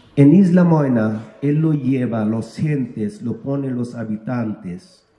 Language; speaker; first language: Spanish; non-native, fluent; Bangla